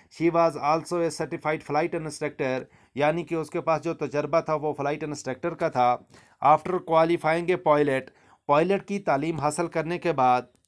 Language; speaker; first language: Hindi; native; Hindi